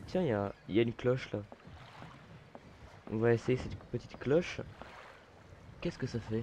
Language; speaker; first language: French; native; French